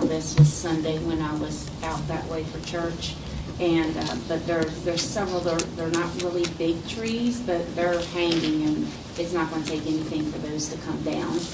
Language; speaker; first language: English; native; English